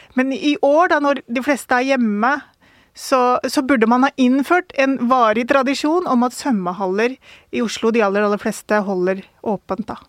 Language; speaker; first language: Norwegian; early bilingual, other home language; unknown